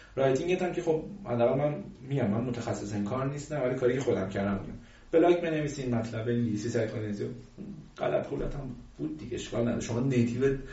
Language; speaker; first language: Persian; native; Persian